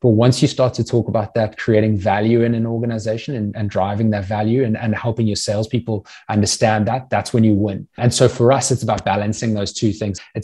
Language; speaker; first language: English; native; English